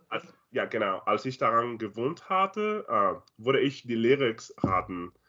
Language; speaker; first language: German; non-native, learner; Spanish